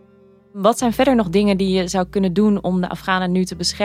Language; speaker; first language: Dutch; native; Dutch